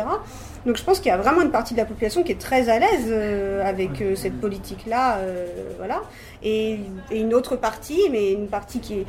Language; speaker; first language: French; native; French